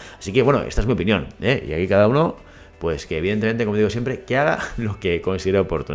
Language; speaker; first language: Spanish; native; Spanish